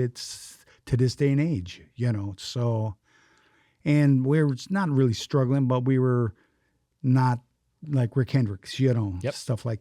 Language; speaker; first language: English; native; English